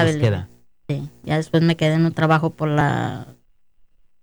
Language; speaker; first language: Spanish; native; Spanish